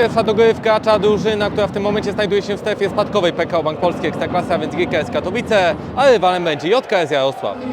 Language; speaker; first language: Polish; native; Polish